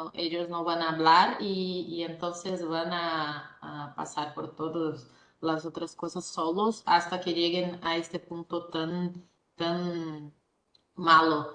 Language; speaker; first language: Spanish; non-native, fluent; Portuguese